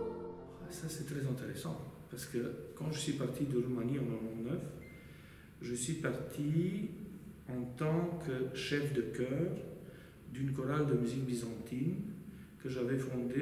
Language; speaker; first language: French; non-native, fluent; Romanian